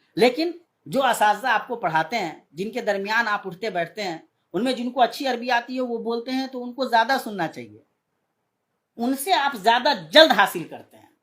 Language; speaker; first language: Urdu; native; Urdu